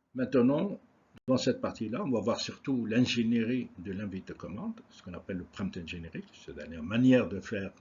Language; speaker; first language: French; non-native, local second language; Arabic